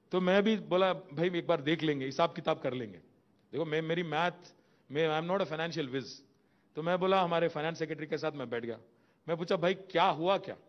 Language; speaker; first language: Hindi; non-native, local second language; Telugu